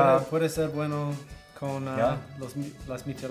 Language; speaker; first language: Spanish; non-native, fluent; English